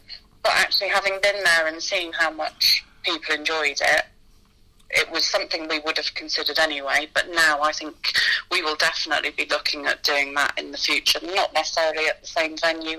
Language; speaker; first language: English; native; English